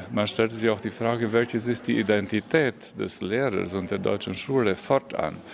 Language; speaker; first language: German; native; German